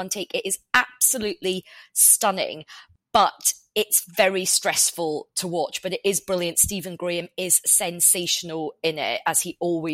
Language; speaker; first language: English; native; English